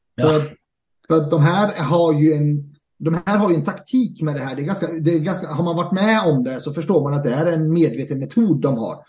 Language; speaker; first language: Swedish; early bilingual, other home language; Arabic